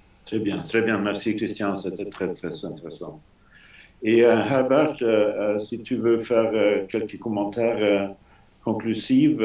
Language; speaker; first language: French; non-native, fluent; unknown